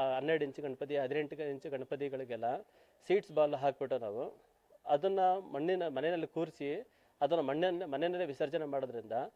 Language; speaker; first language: Kannada; native; Kannada